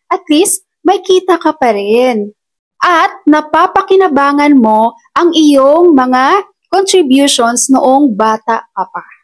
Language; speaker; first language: Filipino; non-native, local second language; Cebuano